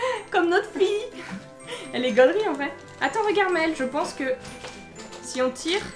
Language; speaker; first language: French; native; French